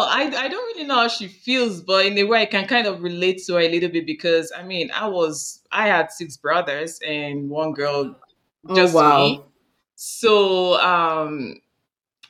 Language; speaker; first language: English; non-native, local second language; Yoruba